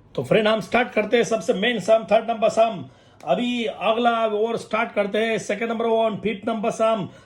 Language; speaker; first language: Hindi; non-native, local second language; Marathi